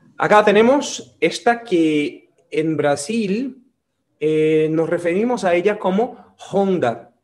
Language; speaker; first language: Spanish; non-native, fluent; Portuguese